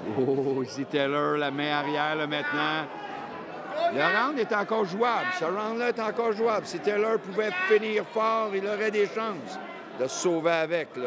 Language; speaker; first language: French; native; French